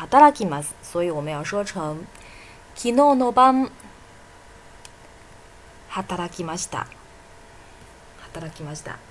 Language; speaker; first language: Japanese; non-native, fluent; Chinese